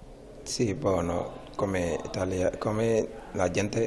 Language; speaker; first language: Italian; non-native, learner; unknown